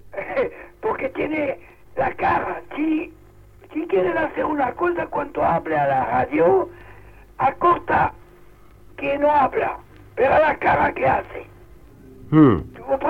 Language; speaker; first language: Spanish; non-native, local second language; Catalan